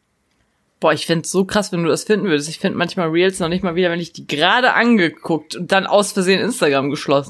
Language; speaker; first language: German; native; German